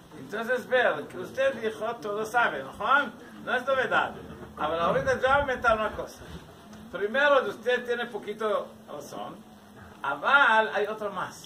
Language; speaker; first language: Spanish; non-native, learner; Hebrew